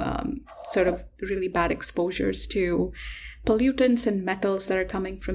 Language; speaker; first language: English; non-native, local second language; Hindi